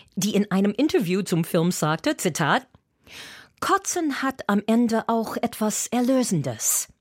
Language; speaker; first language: German; non-native, fluent; English